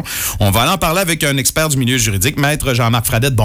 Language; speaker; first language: French; native; French